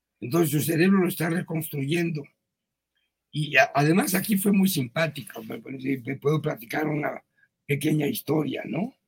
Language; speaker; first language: Spanish; early bilingual, other home language; Yiddish